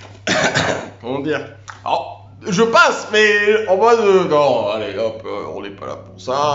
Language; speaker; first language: French; native; French